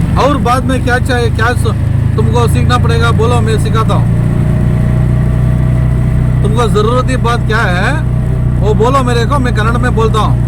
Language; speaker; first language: Hindi; non-native, local second language; Kannada